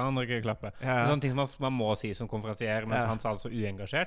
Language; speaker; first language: Norwegian; native; Norwegian